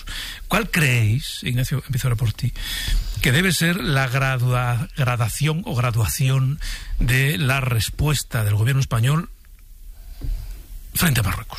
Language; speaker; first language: Spanish; native; Spanish